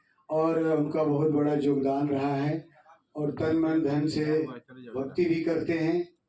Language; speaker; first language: Hindi; native; Hindi